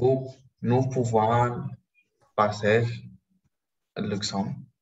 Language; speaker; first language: French; non-native, learner; Spanish